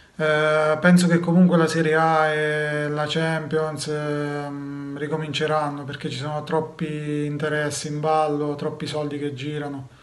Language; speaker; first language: Italian; native; Italian